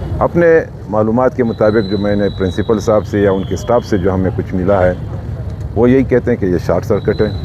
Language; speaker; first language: Urdu; non-native, local second language; Pashto